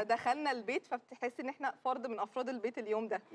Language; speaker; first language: Arabic; native; Arabic